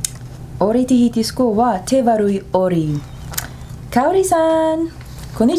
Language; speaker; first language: Japanese; non-native, learner; English